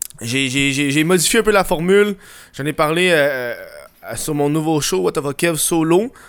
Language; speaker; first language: French; native; French